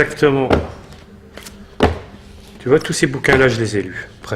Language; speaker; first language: French; native; French